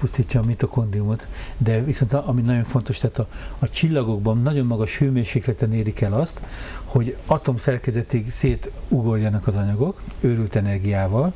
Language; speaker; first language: Hungarian; native; Hungarian